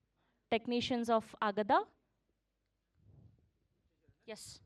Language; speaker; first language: Telugu; native; Telugu